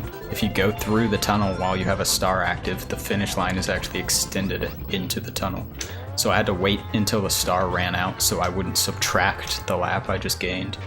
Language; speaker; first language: English; native; English